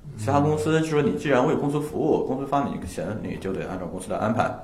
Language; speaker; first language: Chinese; native; Chinese